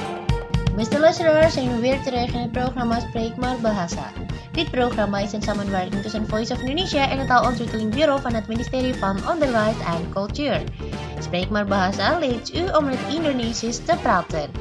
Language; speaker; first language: Dutch; non-native, fluent; Indonesian